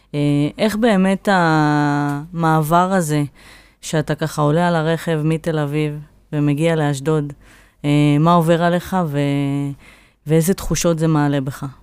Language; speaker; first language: Hebrew; native; Hebrew